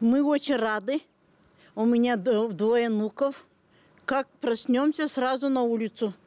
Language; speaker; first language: Russian; non-native, local second language; Gagauz